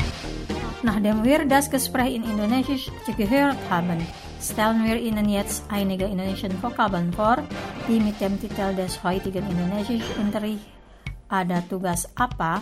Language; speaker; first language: German; non-native, fluent; Indonesian